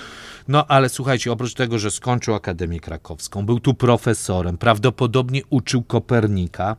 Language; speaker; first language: Polish; native; Polish